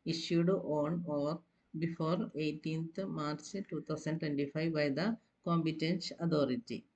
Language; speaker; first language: English; non-native, local second language; Malayalam